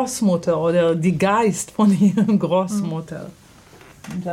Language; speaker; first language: German; non-native, fluent; Hebrew